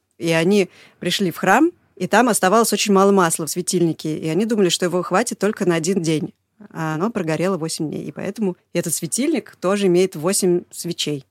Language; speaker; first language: Russian; native; Russian